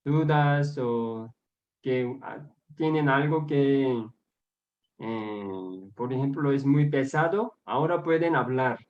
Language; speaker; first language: Spanish; non-native, fluent; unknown